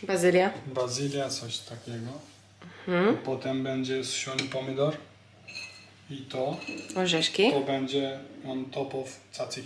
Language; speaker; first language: Polish; non-native, learner; Turkish